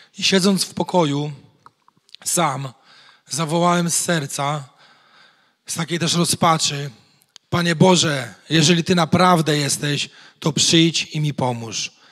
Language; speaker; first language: Polish; native; Polish